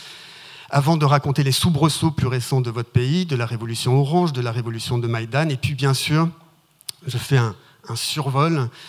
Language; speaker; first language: French; native; French